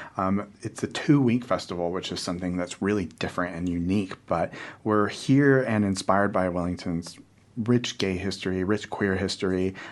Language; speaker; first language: English; native; English